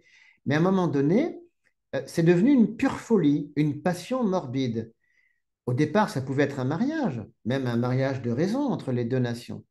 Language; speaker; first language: French; native; French